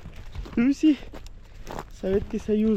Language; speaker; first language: Russian; non-native, learner; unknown